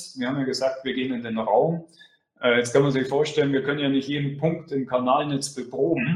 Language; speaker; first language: German; native; German